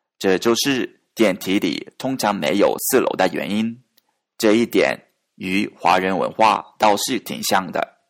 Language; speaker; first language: Chinese; non-native, fluent; Japanese